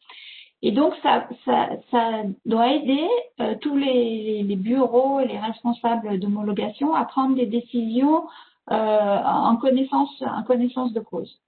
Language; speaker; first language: French; native; French